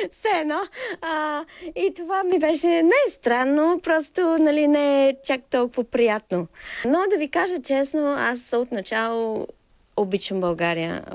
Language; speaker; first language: Bulgarian; non-native, fluent; English